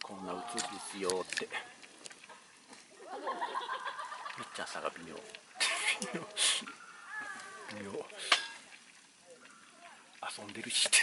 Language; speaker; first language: Japanese; native; Japanese